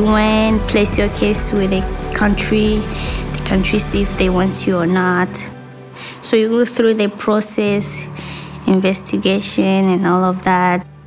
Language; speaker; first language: English; non-native, local second language; Rundi